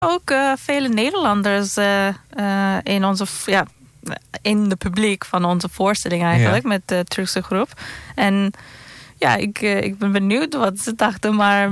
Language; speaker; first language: Dutch; non-native, fluent; Turkish